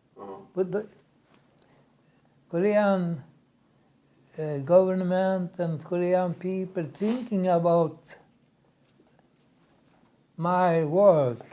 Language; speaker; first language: English; non-native, learner; Swedish